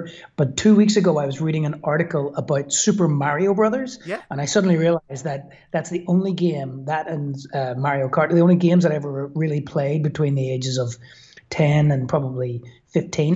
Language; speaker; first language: English; native; English